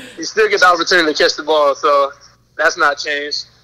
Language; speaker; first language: English; native; English